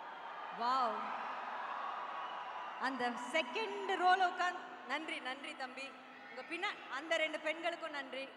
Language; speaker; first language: Tamil; native; Tamil